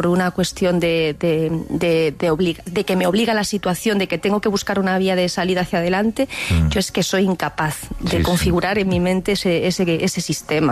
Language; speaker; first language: Spanish; native; Spanish